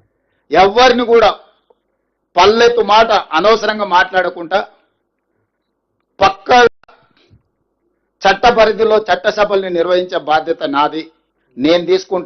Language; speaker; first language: Telugu; native; Telugu